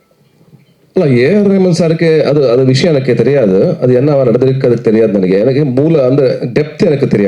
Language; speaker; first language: Tamil; non-native, learner; Kannada